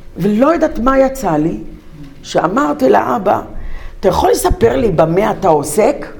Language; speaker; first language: Hebrew; early bilingual, other home language; Arabic